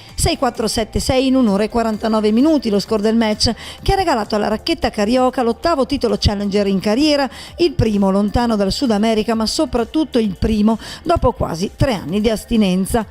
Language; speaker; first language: Italian; native; Italian